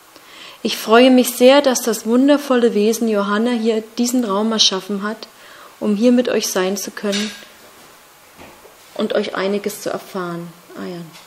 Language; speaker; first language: German; native; German